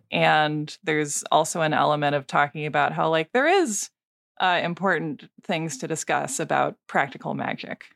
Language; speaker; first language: English; native; English